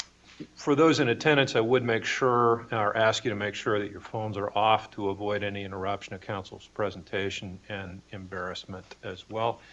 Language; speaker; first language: English; native; English